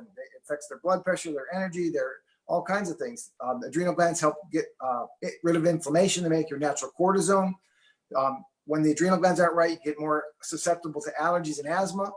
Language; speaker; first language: English; native; English